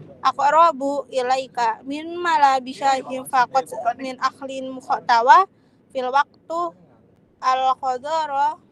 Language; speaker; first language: Arabic; non-native, learner; Indonesian